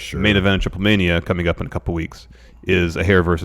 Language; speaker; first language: English; native; English